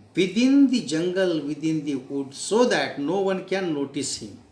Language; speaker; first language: English; non-native, local second language; Marathi